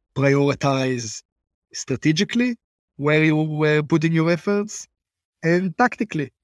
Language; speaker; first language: English; non-native, fluent; Hebrew